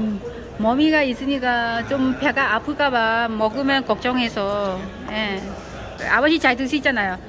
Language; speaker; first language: Korean; non-native, learner; Vietnamese